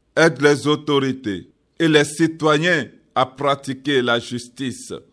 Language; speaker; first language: French; non-native, local second language; Yoruba